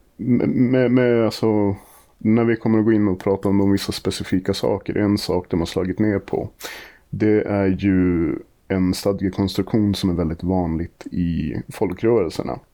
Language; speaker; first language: Swedish; native; Swedish